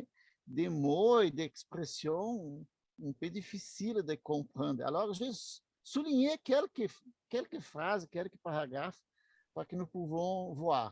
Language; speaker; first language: French; non-native, learner; Portuguese